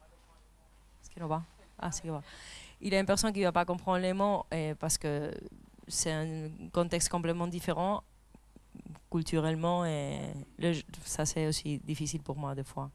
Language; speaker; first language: French; non-native, fluent; Spanish